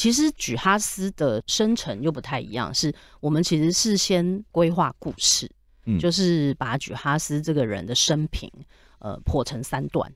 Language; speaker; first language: Chinese; native; Chinese